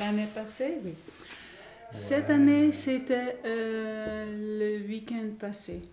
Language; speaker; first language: French; non-native, learner; Dutch